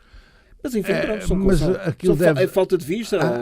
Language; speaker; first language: Portuguese; native; Portuguese